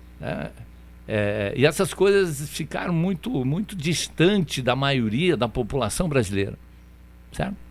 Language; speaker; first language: Portuguese; native; Portuguese